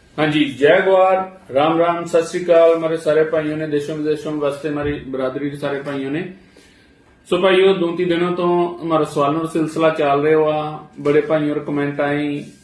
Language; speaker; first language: Punjabi; non-native, local second language; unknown